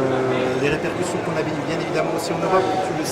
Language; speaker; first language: French; native; French